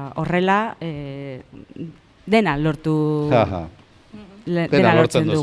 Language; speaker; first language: Basque; non-native, local second language; Spanish